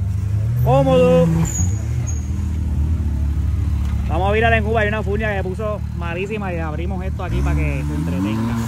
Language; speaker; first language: Spanish; native; Spanish